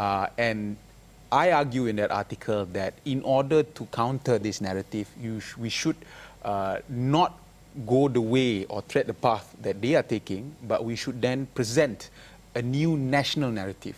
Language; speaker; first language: English; non-native, local second language; Malay